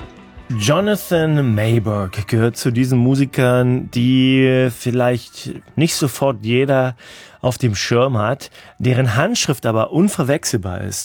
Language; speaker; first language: German; native; German